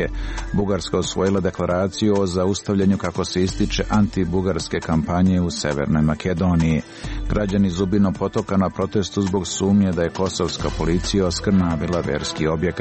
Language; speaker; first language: Serbian; native; Serbian